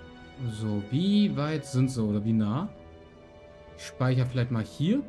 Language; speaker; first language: German; native; German